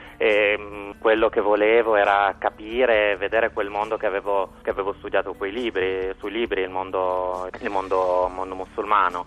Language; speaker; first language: Italian; native; Italian